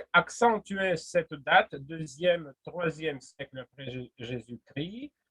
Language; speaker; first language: French; non-native, fluent; Russian